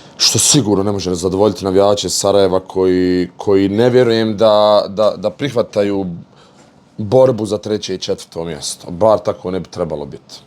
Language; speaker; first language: Bosnian; native; Bosnian